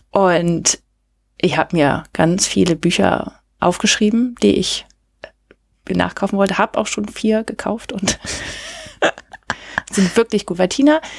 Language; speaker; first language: German; native; German